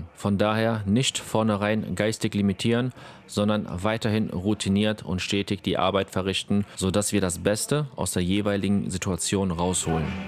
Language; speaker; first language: German; native; German